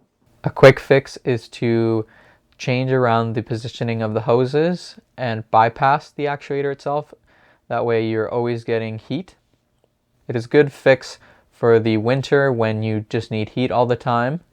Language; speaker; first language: English; native; English